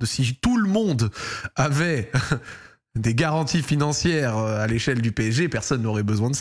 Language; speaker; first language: French; native; French